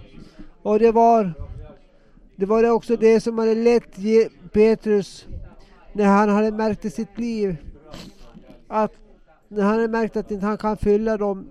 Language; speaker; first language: Swedish; non-native, local second language; Finnish